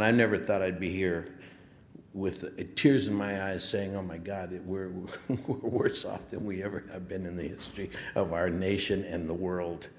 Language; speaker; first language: English; early bilingual, other home language; Spanish